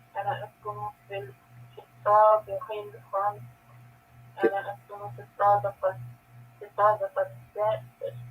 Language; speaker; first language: Arabic; non-native, learner; English